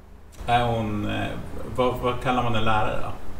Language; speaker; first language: Swedish; native; Swedish